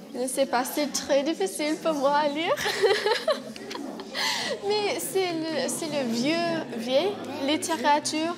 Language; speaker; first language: French; non-native, learner; English